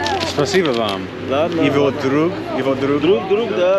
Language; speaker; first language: Russian; non-native, learner; English